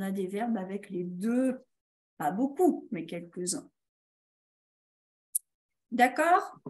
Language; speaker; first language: French; native; French